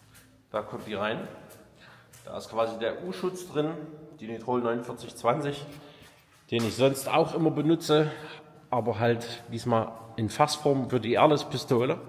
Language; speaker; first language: German; native; German